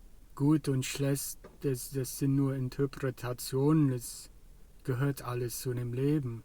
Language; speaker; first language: German; non-native, fluent; English